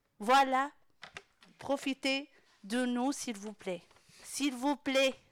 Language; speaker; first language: French; non-native, local second language; Arabic